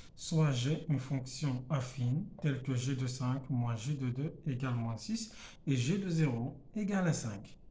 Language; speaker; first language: French; non-native, local second language; Arabic